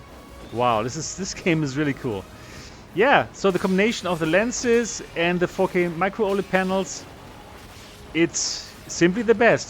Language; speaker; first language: English; non-native, fluent; German